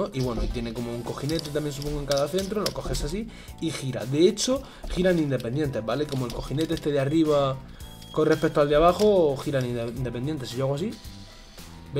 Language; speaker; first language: Spanish; native; Spanish